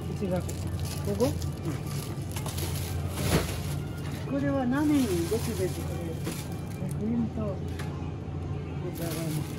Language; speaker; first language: Japanese; non-native, learner; Nepali